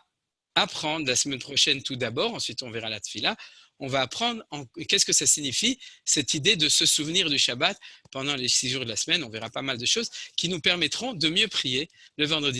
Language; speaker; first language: French; native; French